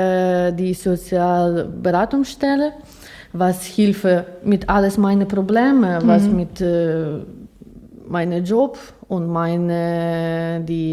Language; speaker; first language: German; non-native, learner; Ukrainian